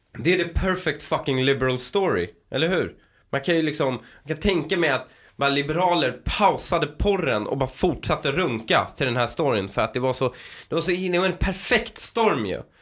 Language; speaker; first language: Swedish; early bilingual, other home language; Persian